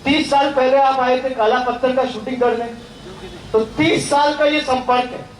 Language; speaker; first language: Hindi; non-native, local second language; Bangla